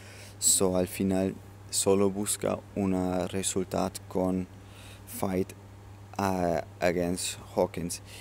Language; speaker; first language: Spanish; non-native, learner; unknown